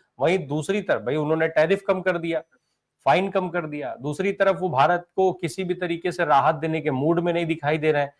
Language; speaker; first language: Hindi; native; Hindi